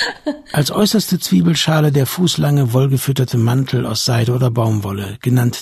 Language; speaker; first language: German; native; German